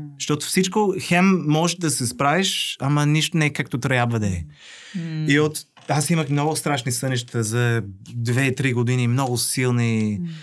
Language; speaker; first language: Bulgarian; non-native, fluent; English